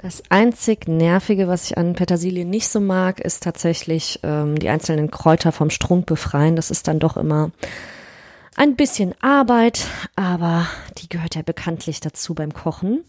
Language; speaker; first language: German; early bilingual, other home language; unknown